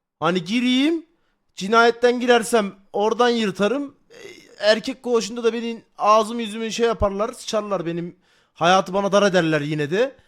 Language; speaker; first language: Turkish; native; Turkish